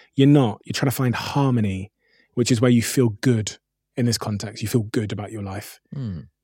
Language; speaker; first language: English; native; English